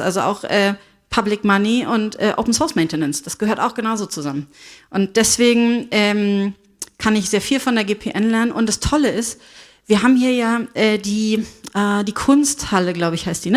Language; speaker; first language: German; native; German